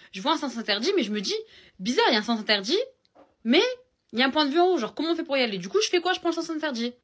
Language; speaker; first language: French; early bilingual, other home language; Arabic